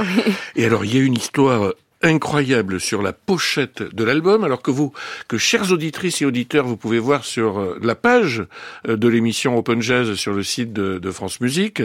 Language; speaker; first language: French; native; French